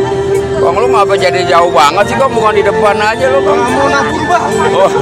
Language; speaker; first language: Indonesian; native; Indonesian